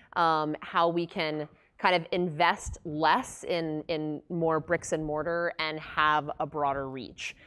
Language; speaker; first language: English; native; English